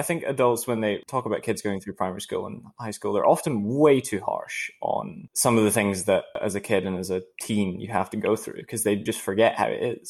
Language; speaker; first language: English; native; English